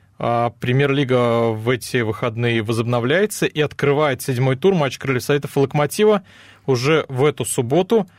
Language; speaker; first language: Russian; native; Russian